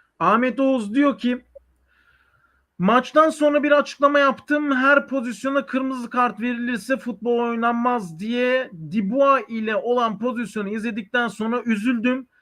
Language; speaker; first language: Turkish; native; Turkish